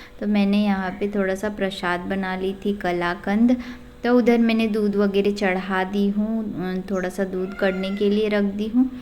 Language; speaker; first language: Hindi; non-native, local second language; Odia